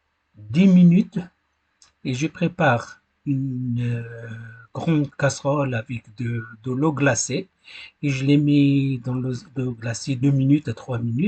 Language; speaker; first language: French; non-native, learner; Arabic